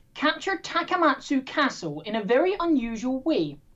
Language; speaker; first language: English; native; English